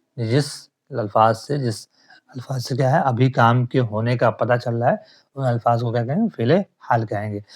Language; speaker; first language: Urdu; native; Urdu